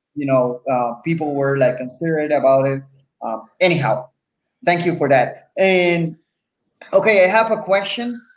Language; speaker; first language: English; non-native, fluent; Spanish